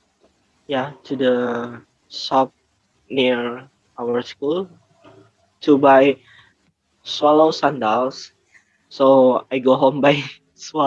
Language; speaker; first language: English; non-native, learner; Indonesian